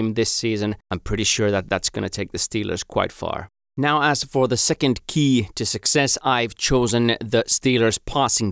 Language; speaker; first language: English; non-native, fluent; Finnish